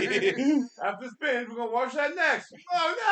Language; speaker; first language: English; native; English